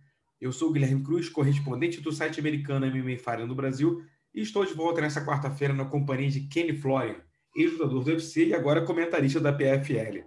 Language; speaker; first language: Portuguese; native; Portuguese